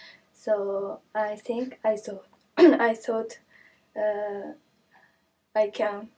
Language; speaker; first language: English; non-native, learner; Japanese